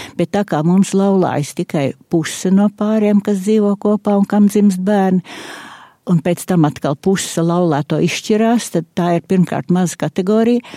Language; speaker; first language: Latvian; native; Latvian